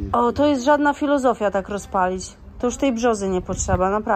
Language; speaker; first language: Polish; native; Polish